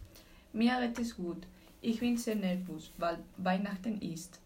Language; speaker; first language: German; non-native, learner; Spanish